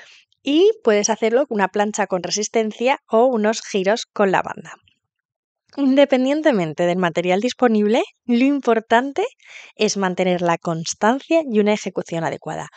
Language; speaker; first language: Spanish; native; Spanish